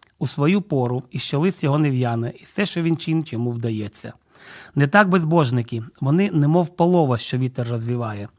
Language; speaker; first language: Ukrainian; non-native, local second language; Russian